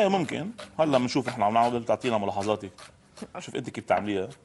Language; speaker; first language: Arabic; native; Arabic